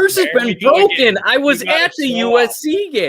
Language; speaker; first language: English; native; English